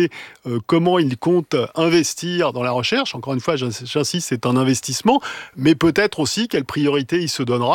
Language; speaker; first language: French; native; French